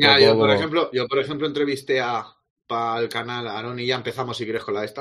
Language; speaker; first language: Spanish; native; Spanish